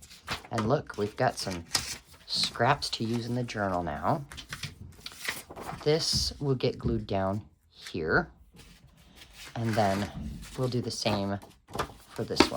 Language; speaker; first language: English; native; English